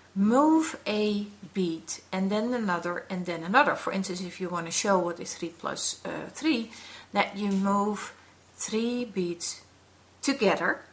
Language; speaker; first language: English; non-native, fluent; Dutch